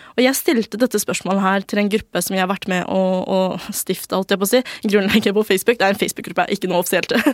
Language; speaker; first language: Norwegian; early bilingual, other home language; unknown